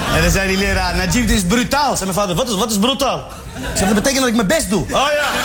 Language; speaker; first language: Dutch; early bilingual, other home language; Riffian